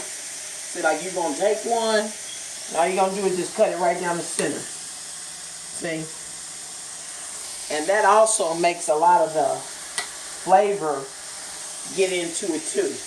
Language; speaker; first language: English; native; English